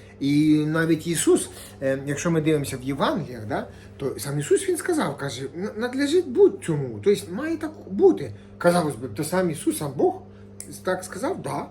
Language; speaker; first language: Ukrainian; native; Ukrainian